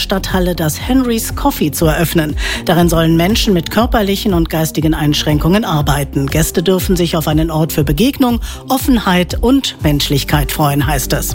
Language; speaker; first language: German; native; German